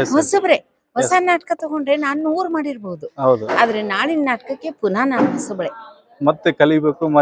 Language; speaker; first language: Kannada; non-native, local second language; Marathi